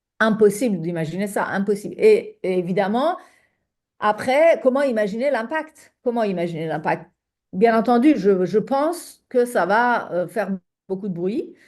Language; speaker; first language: French; non-native, fluent; Persian